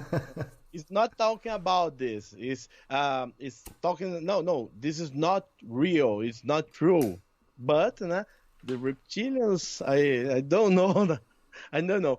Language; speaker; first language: English; non-native, learner; Portuguese